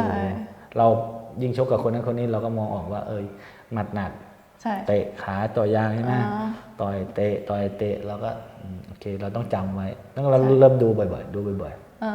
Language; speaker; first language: Thai; native; Thai